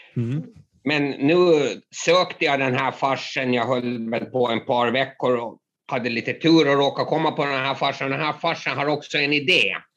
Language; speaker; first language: Swedish; native; Swedish